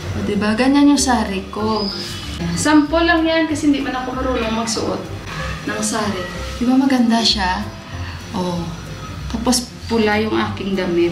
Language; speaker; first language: Filipino; native; Filipino